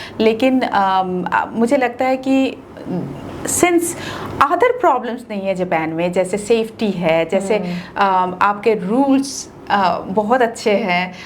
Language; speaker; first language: Hindi; non-native, local second language; Bangla